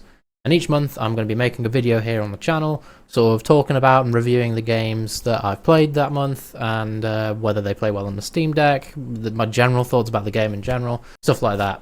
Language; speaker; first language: English; native; English